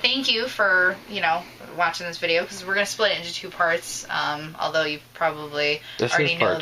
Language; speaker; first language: English; native; English